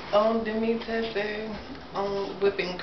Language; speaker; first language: French; non-native, learner; English